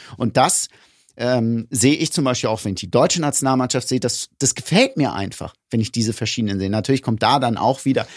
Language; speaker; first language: German; early bilingual, other home language; Greek